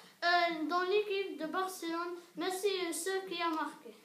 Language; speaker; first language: French; non-native, learner; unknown